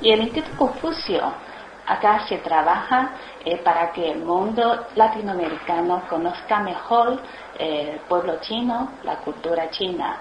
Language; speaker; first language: Spanish; non-native, learner; Chinese